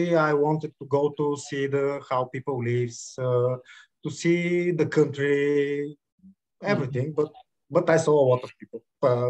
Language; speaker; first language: English; non-native, learner; Bulgarian